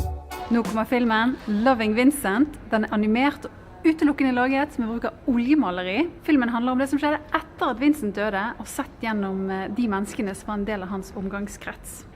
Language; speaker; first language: Norwegian; native; Norwegian